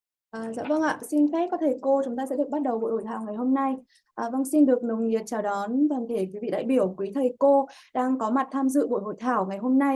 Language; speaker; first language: Vietnamese; native; Vietnamese